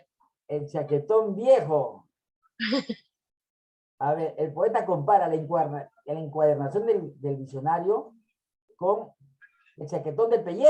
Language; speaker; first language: Spanish; native; Spanish